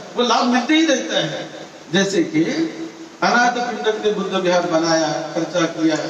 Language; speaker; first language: Hindi; non-native, local second language; Marathi